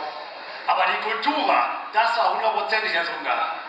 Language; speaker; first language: German; native; German